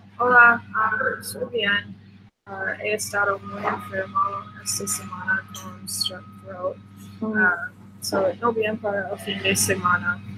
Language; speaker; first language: Spanish; non-native, learner; English